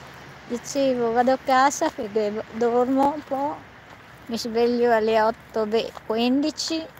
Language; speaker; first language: Italian; non-native, fluent; Filipino